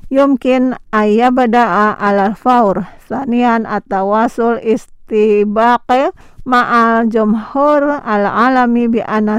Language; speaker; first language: Arabic; non-native, learner; Indonesian